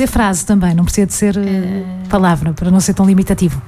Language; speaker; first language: Portuguese; native; Portuguese